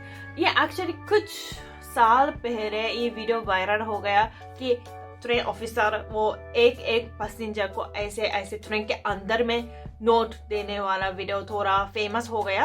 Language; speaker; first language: Hindi; non-native, fluent; Japanese